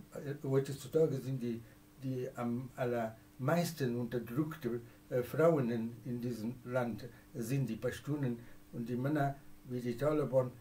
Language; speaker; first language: German; non-native, fluent; Persian